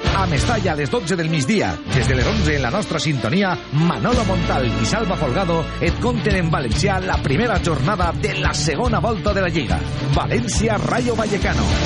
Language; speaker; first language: Catalan; native; Catalan